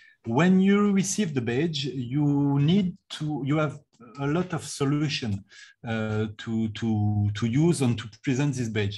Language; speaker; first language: English; non-native, learner; French